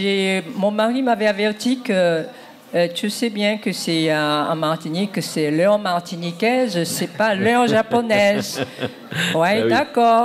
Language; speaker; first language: French; non-native, fluent; Japanese